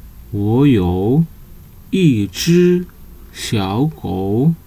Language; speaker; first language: Chinese; non-native, fluent; Nepali